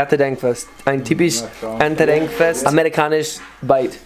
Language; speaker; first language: German; non-native, learner; English